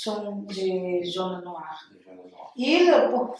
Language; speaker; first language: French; non-native, learner; Portuguese